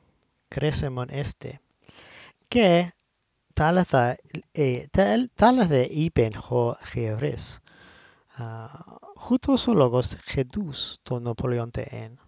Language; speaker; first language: Greek; non-native, learner; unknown